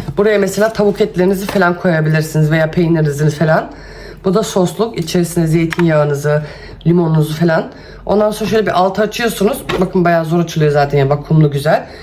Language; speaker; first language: Turkish; early bilingual, heritage; Turkish